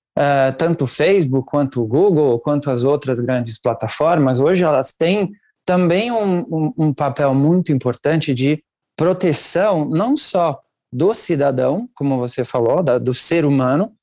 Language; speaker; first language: Portuguese; non-native, fluent; Italian